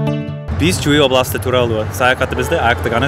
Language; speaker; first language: Kyrgyz; non-native, fluent; English